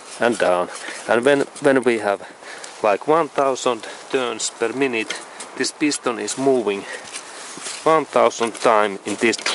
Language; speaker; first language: English; non-native, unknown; Finnish